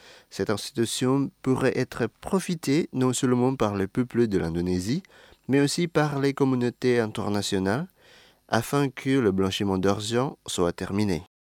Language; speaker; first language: French; non-native, fluent; Indonesian